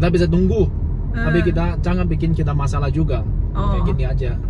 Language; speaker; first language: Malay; non-native, learner; Cantonese